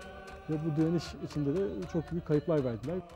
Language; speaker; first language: Turkish; native; Turkish